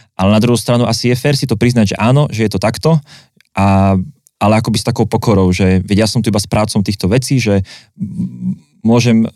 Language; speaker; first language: Slovak; native; Slovak